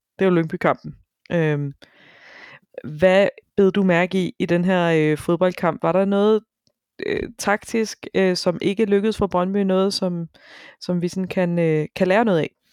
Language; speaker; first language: Danish; native; Danish